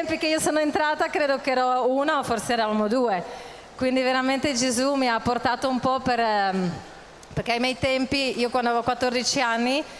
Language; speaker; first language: Italian; non-native, fluent; Czech